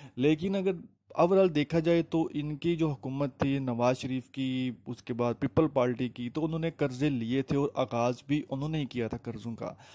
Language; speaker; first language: Urdu; native; Urdu